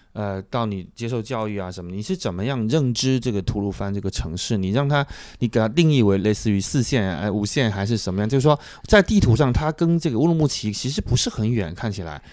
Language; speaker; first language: Chinese; native; Chinese